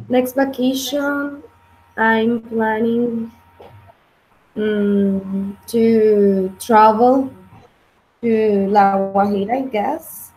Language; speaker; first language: English; non-native, learner; Spanish